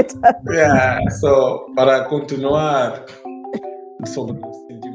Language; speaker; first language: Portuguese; non-native, local second language; Tsonga